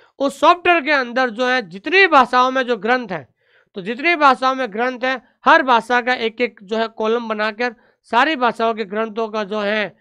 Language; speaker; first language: Hindi; native; Hindi